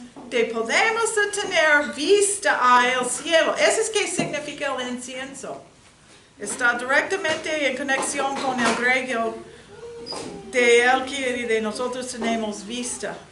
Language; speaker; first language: Spanish; non-native, learner; English